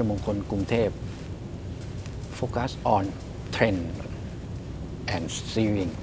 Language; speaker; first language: English; non-native, learner; Thai